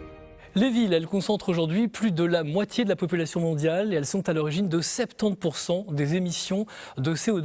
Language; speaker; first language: French; native; French